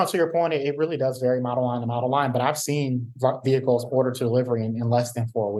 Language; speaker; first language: English; native; English